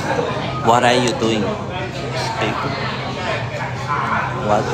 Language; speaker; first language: English; non-native, learner; Thai